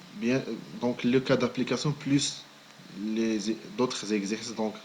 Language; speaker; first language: French; non-native, local second language; Arabic